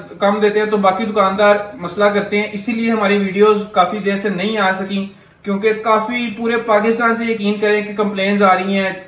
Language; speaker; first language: Urdu; non-native, local second language; Punjabi